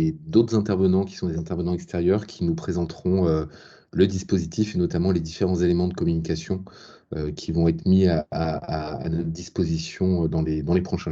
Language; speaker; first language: French; native; French